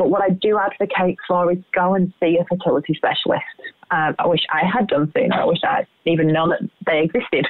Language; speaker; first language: English; native; English